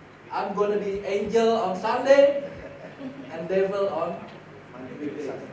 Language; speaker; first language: English; non-native, fluent; Indonesian